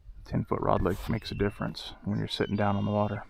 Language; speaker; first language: English; native; English